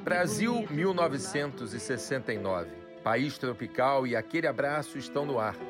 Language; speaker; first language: Portuguese; native; Portuguese